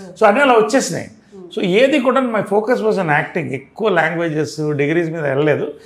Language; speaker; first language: Telugu; native; Telugu